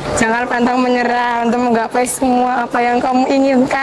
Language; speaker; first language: Indonesian; native; Indonesian